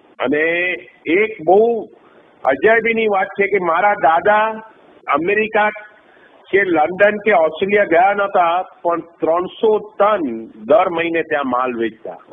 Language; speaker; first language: Gujarati; non-native, local second language; Kachhi